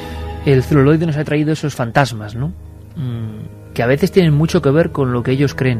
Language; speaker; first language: Spanish; native; Spanish